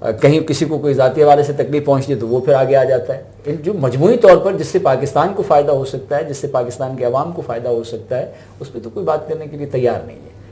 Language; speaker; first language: Urdu; non-native, local second language; Sindhi